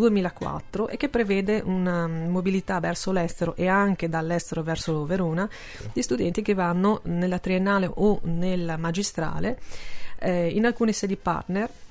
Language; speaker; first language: Italian; native; Italian